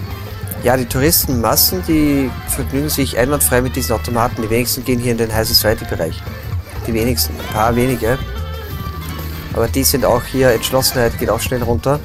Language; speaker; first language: German; native; German